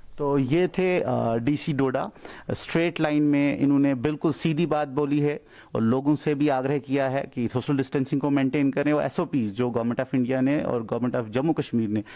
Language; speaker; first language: Hindi; non-native, local second language; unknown